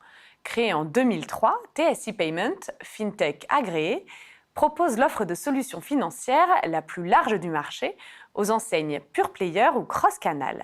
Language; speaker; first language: French; native; French